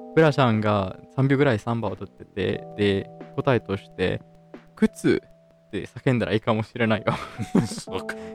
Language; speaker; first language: Japanese; non-native, fluent; Italian